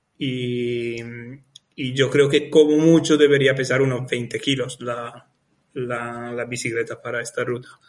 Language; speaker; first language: Spanish; non-native, fluent; Italian